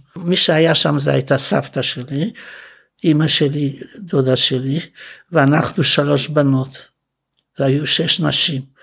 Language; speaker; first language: Hebrew; non-native, fluent; Polish